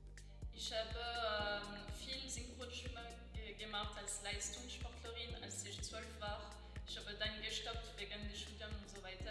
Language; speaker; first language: German; non-native, learner; French